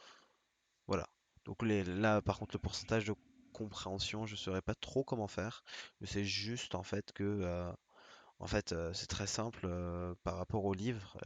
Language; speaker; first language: French; native; French